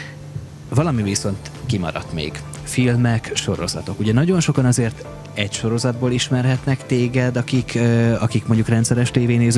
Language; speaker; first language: Hungarian; native; Hungarian